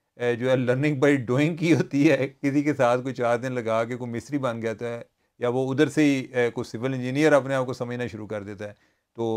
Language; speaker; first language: Urdu; native; Urdu